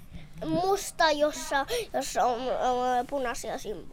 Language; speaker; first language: Finnish; early bilingual, heritage; Finnish